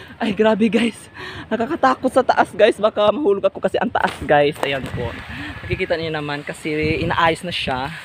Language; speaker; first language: Filipino; non-native, local second language; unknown